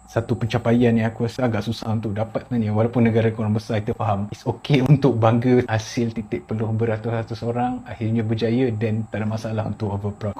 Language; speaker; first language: Malay; native; Malay